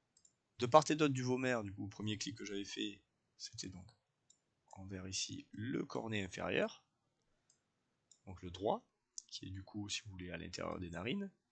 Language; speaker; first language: French; native; French